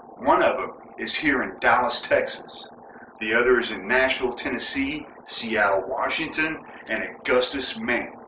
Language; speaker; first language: English; native; English